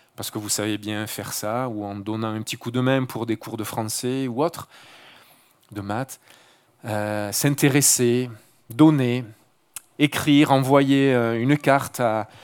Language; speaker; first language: French; native; French